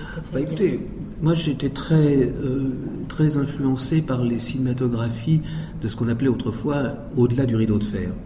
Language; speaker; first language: French; native; French